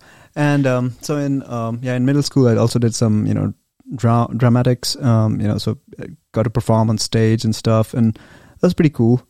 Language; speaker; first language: English; non-native, local second language; Hindi